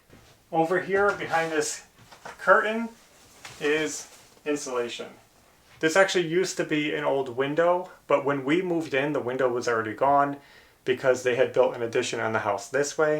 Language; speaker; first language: English; native; English